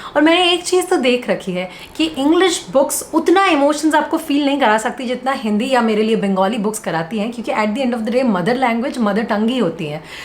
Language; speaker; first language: Hindi; non-native, local second language; Bangla